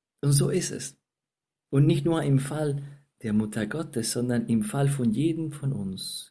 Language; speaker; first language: German; non-native, fluent; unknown